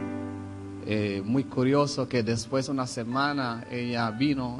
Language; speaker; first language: Spanish; non-native, fluent; Hebrew